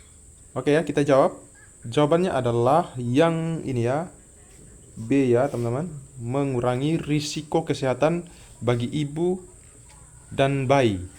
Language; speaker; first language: Indonesian; native; Indonesian